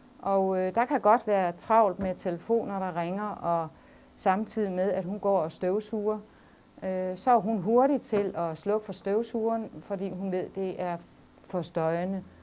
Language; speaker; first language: Danish; native; Danish